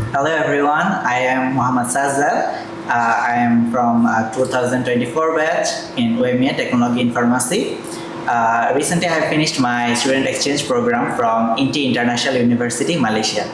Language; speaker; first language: English; non-native, fluent; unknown